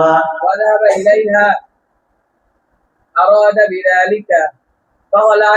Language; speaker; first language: Arabic; non-native, learner; Bangla